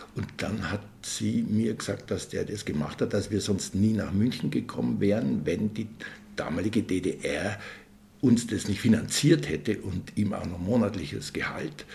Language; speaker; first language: German; native; German